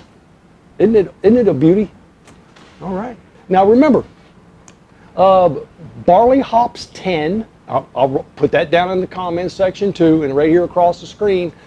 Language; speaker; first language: English; native; English